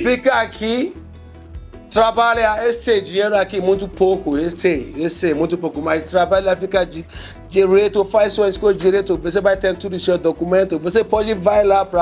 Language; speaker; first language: Portuguese; non-native, learner; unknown